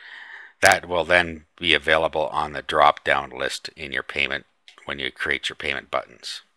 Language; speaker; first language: English; native; English